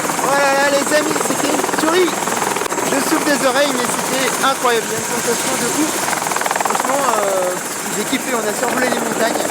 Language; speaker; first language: French; native; French